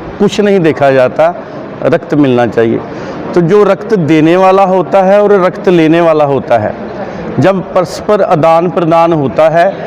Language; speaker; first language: Hindi; non-native, local second language; Punjabi